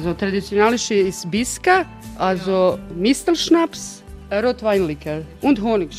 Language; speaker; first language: German; non-native, fluent; Croatian